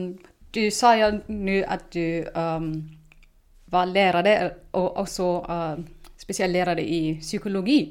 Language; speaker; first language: Swedish; non-native, fluent; German